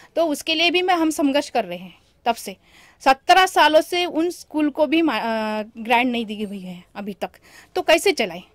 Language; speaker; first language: Hindi; non-native, local second language; Marathi